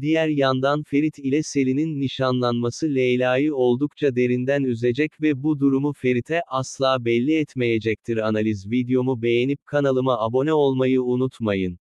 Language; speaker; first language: Turkish; native; Turkish